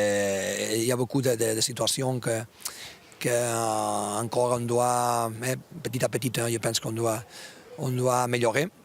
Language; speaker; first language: French; non-native, fluent; Spanish